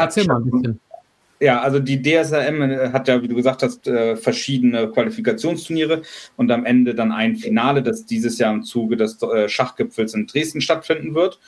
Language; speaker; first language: German; native; German